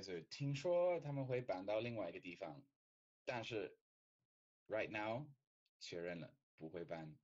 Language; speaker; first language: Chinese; non-native, fluent; English